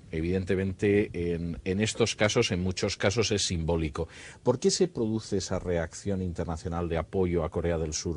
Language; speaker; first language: Spanish; native; Spanish